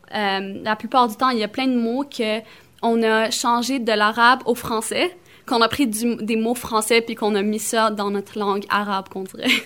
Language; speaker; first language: French; early bilingual, other home language; Arabic